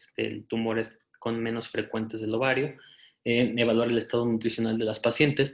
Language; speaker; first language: Spanish; native; Spanish